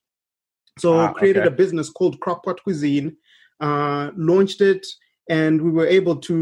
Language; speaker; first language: English; non-native, local second language; Shona